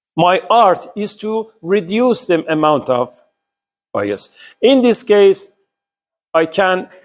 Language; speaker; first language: English; non-native, fluent; Persian